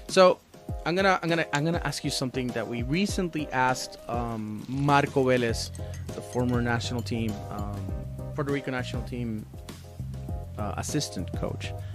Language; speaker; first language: English; non-native, local second language; Spanish